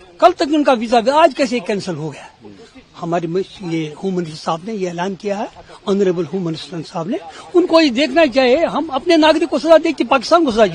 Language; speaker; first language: Urdu; non-native, local second language; Kashmiri